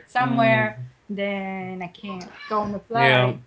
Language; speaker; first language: English; non-native, local second language; Filipino